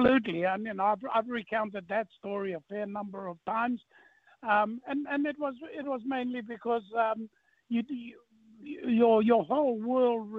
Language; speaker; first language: English; non-native, local second language; Māori